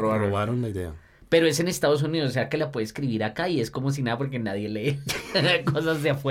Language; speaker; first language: Spanish; native; Spanish